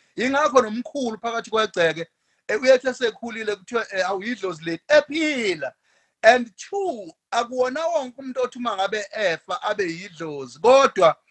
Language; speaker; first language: Zulu; native; Zulu